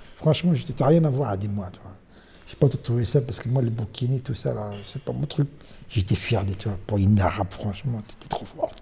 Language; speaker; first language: French; non-native, learner; Arabic